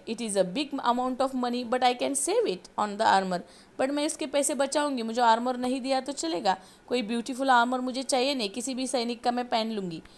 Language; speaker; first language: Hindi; non-native, local second language; Marathi